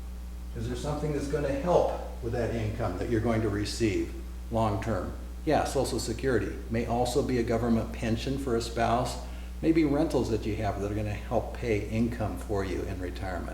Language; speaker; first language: English; native; English